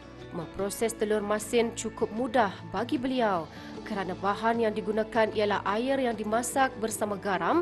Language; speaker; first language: Malay; native; Malay